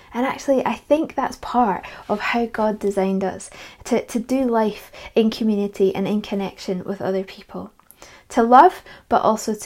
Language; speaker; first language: English; native; English